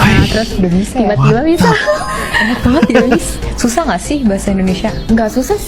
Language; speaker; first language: Indonesian; non-native, fluent; Vietnamese